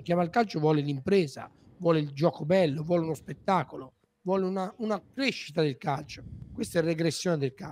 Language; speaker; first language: Italian; native; Italian